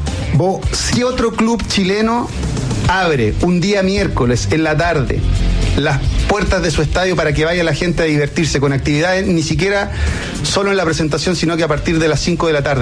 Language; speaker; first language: Spanish; native; Spanish